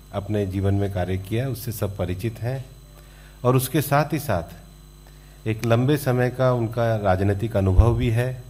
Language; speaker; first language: Hindi; native; Hindi